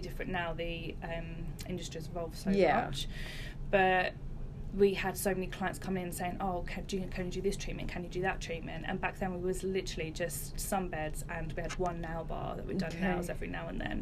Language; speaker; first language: English; native; English